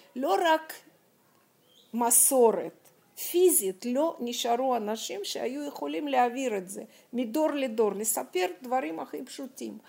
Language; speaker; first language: Hebrew; non-native, fluent; Russian